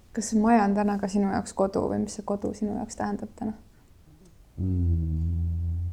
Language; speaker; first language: Estonian; native; Estonian